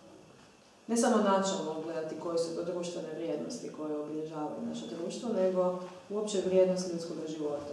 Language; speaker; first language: Croatian; native; Croatian